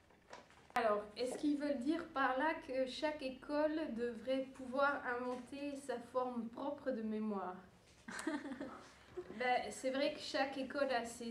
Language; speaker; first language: French; early bilingual, other home language; Dutch